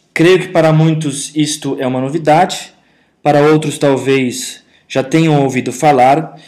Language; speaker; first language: Portuguese; native; Portuguese